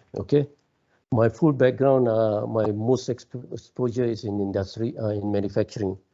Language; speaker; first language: English; non-native, local second language; Malay